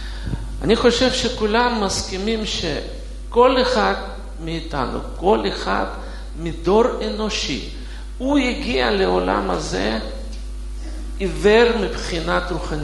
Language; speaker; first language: Hebrew; non-native, fluent; Russian